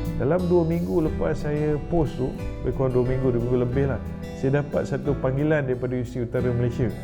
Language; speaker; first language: Malay; native; Malay